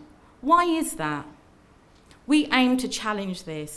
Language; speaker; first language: English; native; English